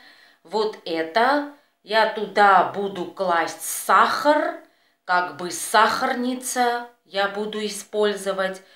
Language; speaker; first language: Russian; non-native, fluent; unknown